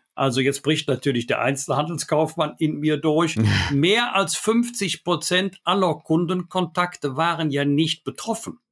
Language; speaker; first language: German; native; German